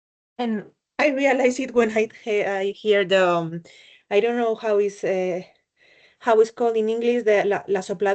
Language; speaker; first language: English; non-native, learner; Spanish